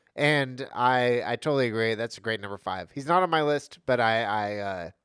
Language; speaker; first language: English; native; English